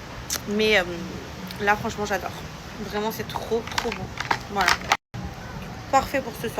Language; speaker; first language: French; native; French